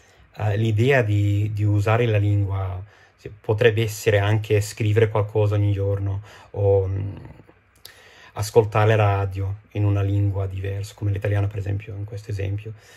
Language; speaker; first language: Italian; non-native, fluent; English